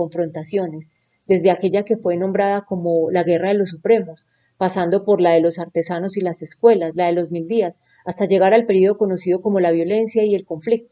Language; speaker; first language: Spanish; native; Spanish